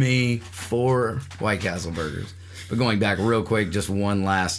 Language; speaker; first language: English; native; English